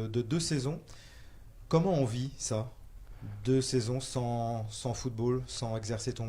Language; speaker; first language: French; native; French